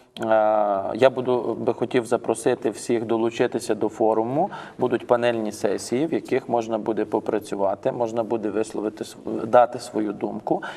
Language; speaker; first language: Ukrainian; native; Ukrainian